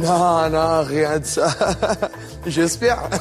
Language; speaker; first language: French; non-native, fluent; Portuguese